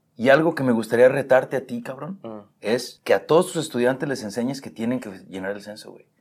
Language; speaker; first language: Spanish; native; Spanish